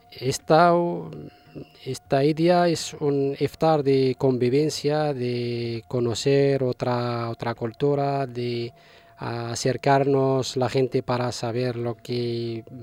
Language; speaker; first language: Spanish; non-native, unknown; Arabic